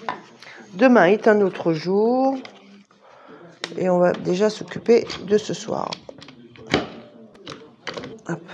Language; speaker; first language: French; native; French